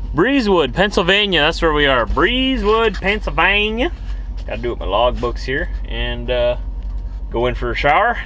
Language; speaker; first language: English; native; English